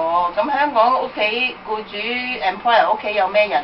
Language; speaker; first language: Cantonese; native; Cantonese